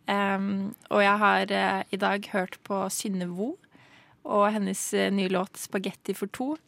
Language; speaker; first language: Norwegian; native; Norwegian